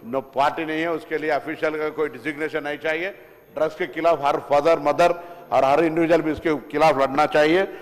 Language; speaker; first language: Hindi; non-native, local second language; Telugu